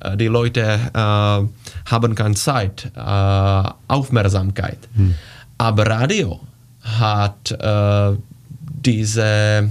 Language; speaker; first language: German; non-native, learner; Czech